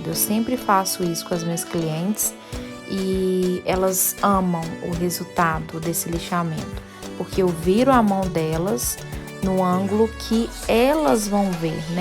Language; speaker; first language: Portuguese; native; Portuguese